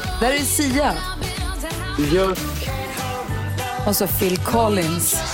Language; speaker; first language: Swedish; native; Swedish